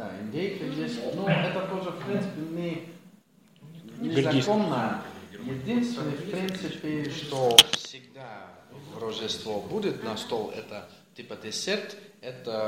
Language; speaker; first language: Russian; non-native, learner; Dutch